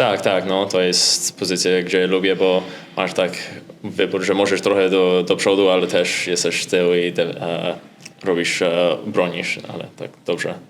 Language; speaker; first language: Polish; early bilingual, heritage; Polish